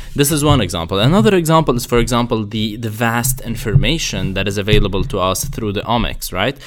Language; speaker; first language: English; non-native, fluent; Arabic